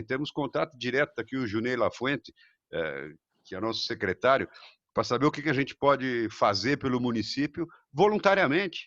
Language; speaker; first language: Portuguese; native; Portuguese